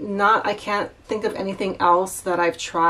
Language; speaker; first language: English; native; English